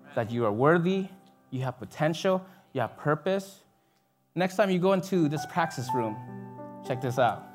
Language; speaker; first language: English; early bilingual, other home language; Vietnamese